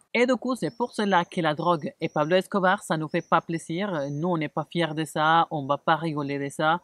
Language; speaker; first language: French; non-native, fluent; Spanish